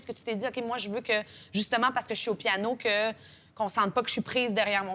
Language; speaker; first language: French; native; French